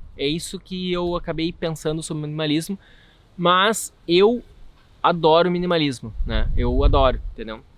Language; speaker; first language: Portuguese; native; Portuguese